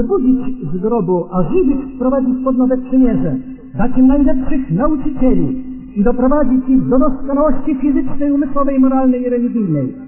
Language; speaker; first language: Polish; native; Polish